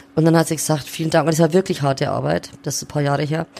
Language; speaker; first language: German; native; German